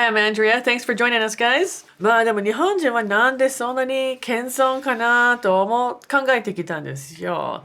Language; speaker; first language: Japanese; non-native, fluent; English